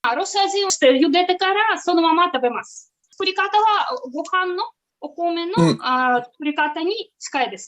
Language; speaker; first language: Japanese; non-native, fluent; Russian